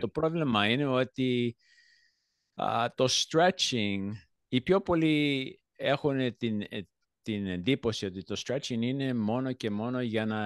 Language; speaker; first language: Greek; early bilingual, heritage; Greek